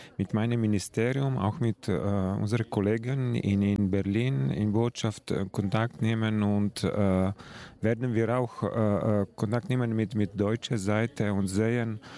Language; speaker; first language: German; non-native, fluent; Slovenian